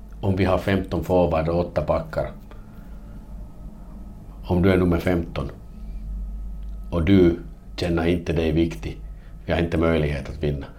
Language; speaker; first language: Swedish; non-native, local second language; Finnish